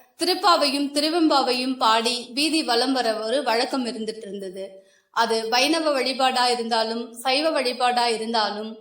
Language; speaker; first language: Tamil; native; Tamil